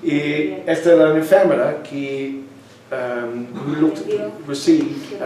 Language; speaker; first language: Spanish; non-native, learner; English